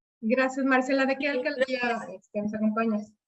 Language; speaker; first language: Spanish; native; Spanish